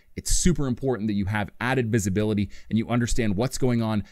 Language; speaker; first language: English; native; English